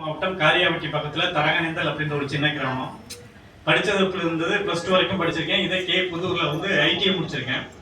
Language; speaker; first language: Tamil; native; Tamil